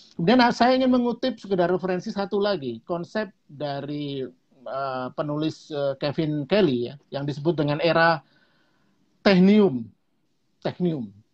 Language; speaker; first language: Indonesian; non-native, local second language; Javanese